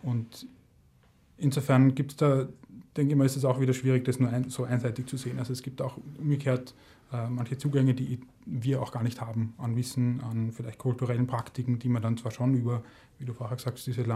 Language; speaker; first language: German; native; German